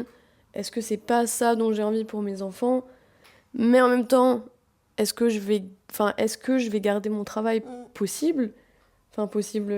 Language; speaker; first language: French; native; French